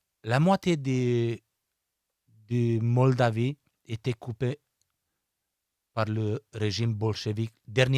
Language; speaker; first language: French; non-native, fluent; Romanian